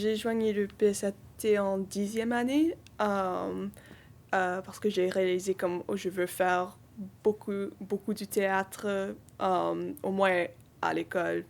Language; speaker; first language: French; non-native, local second language; English